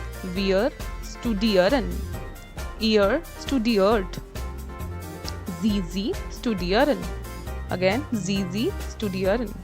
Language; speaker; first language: German; non-native, learner; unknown